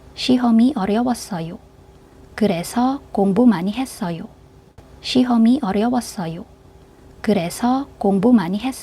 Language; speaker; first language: Korean; non-native, fluent; Filipino